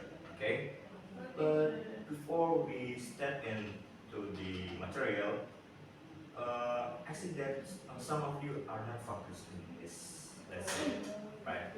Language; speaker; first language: English; non-native, learner; Indonesian